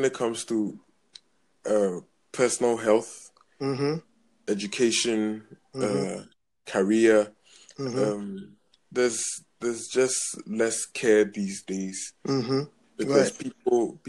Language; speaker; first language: English; non-native, local second language; Akan